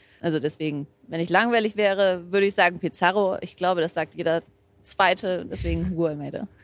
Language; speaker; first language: German; early bilingual, other home language; Portuguese